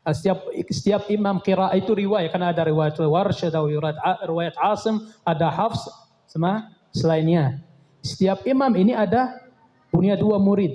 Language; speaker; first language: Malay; non-native, fluent; Arabic